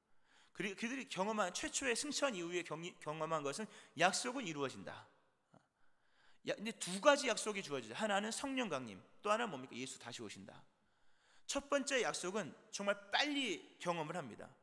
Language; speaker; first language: Korean; native; Korean